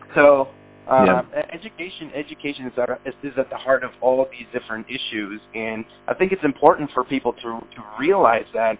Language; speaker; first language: English; early bilingual, other home language; Spanish